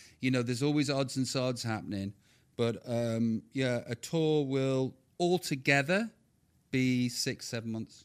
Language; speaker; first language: English; native; English